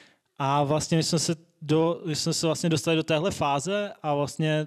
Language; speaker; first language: Czech; native; Czech